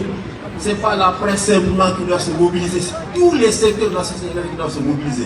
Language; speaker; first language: French; non-native, local second language; Wolof